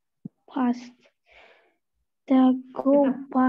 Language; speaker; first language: English; non-native, learner; Russian